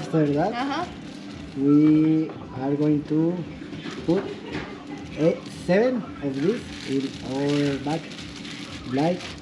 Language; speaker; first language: English; non-native, learner; Spanish